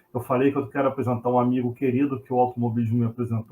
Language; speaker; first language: Portuguese; native; Portuguese